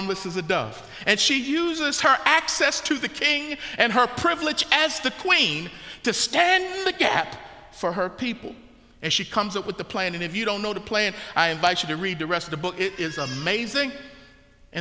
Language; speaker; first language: English; native; English